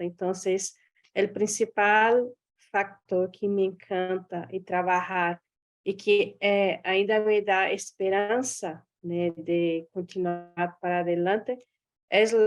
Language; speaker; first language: Spanish; non-native, fluent; Guarani